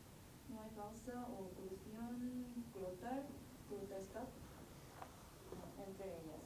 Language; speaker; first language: Spanish; non-native, learner; Korean